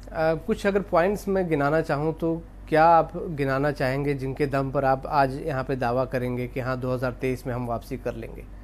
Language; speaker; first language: Hindi; native; Hindi